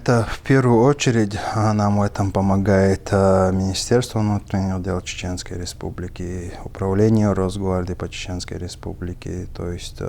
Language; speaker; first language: Russian; non-native, local second language; Chechen